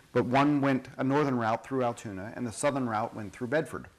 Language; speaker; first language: English; native; English